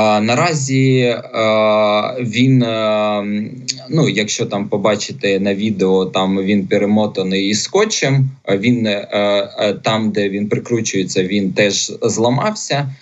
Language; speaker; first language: Ukrainian; non-native, local second language; Russian